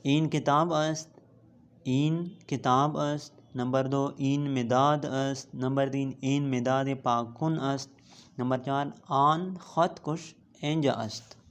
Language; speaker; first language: Persian; non-native, fluent; Urdu